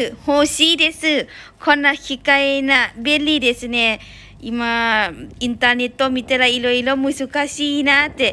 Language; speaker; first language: Japanese; non-native, learner; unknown